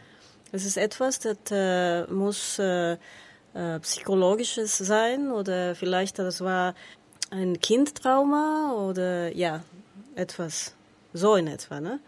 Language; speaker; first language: German; non-native, learner; Spanish